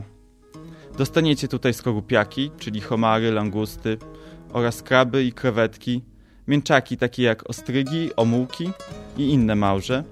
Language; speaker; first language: Polish; native; Polish